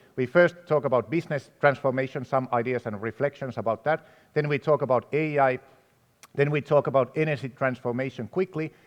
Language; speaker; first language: English; non-native, fluent; Finnish